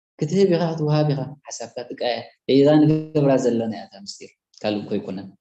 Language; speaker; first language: Tigrinya; native; Tigrinya